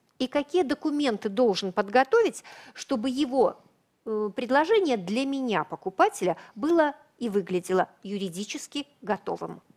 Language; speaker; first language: Russian; native; Russian